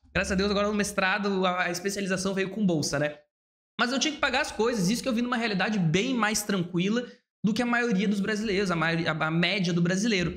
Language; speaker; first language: Portuguese; native; Portuguese